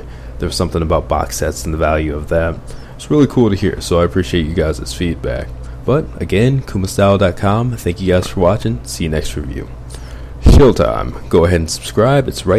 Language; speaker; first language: English; native; English